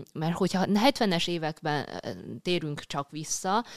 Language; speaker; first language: Hungarian; early bilingual, other home language; Chinese